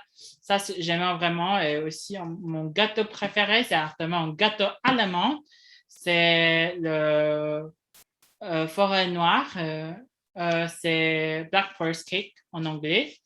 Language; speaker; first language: French; non-native, fluent; Indonesian